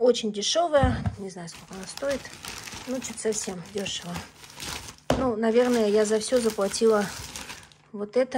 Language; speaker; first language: Russian; native; Russian